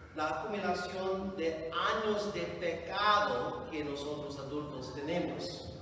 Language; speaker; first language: Spanish; non-native, fluent; English